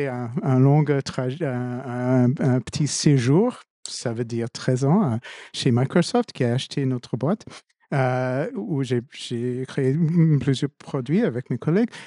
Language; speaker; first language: French; non-native, fluent; English